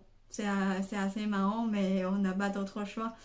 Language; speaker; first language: French; non-native, fluent; Chinese